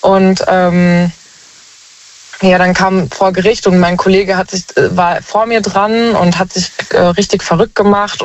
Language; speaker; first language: German; native; German